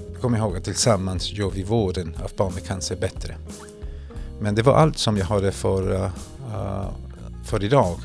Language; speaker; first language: Swedish; non-native, fluent; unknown